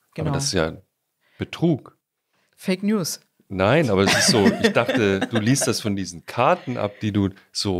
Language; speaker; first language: German; native; German